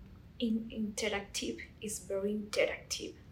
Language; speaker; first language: English; non-native, learner; Spanish